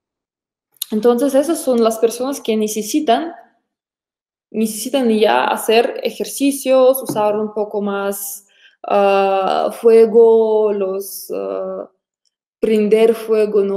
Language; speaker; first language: Spanish; non-native, fluent; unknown